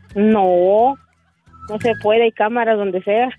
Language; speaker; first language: Spanish; native; Spanish